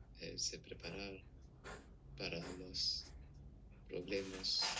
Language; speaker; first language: Spanish; non-native, learner; English